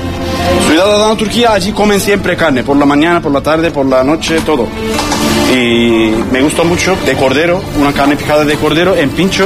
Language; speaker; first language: Spanish; non-native, learner; Turkish